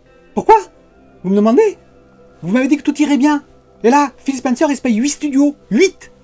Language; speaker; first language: French; native; French